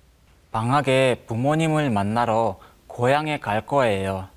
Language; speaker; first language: Korean; non-native, learner; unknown